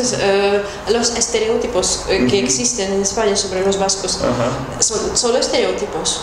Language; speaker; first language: Spanish; non-native, fluent; Russian